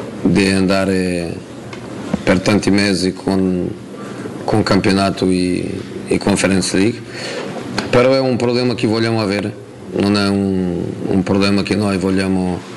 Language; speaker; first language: Italian; non-native, fluent; Portuguese